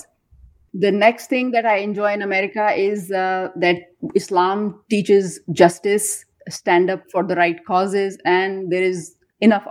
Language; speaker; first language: English; non-native, local second language; Urdu